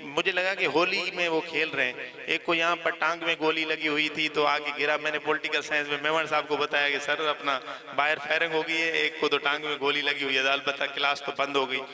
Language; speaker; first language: Urdu; non-native, local second language; Saraiki